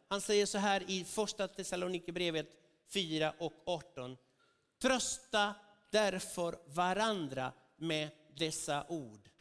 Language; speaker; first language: Swedish; non-native, fluent; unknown